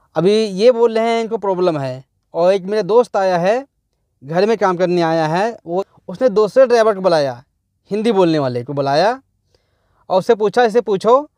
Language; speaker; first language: Hindi; native; Hindi